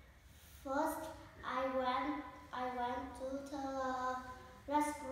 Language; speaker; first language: English; non-native, learner; Vietnamese